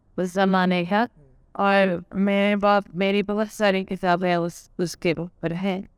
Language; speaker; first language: Urdu; non-native, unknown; English